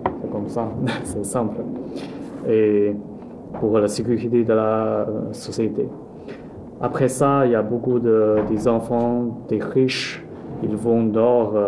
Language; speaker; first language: French; non-native, learner; Chinese